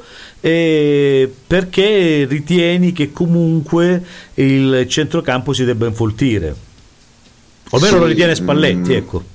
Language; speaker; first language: Italian; native; Italian